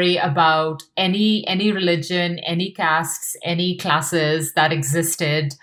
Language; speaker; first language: English; non-native, local second language; Hindi